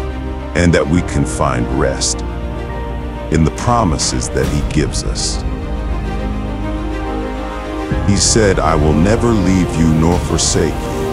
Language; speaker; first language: English; non-native, fluent; Czech